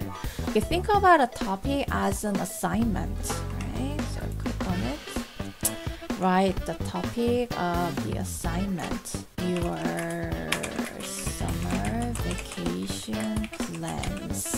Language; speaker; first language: English; non-native, fluent; Korean